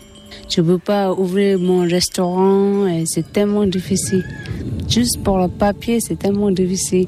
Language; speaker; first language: French; non-native, learner; Tibetan